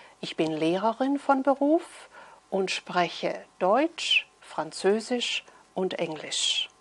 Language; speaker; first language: German; native; German